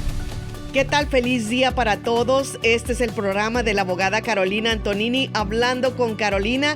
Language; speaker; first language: Spanish; native; Spanish